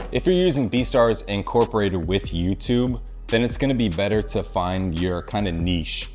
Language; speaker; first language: English; native; English